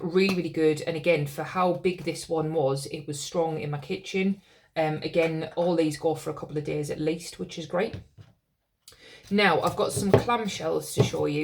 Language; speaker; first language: English; native; English